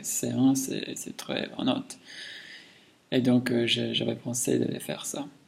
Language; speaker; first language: French; non-native, learner; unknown